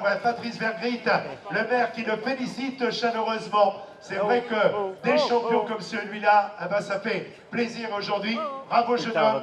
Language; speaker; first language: French; native; French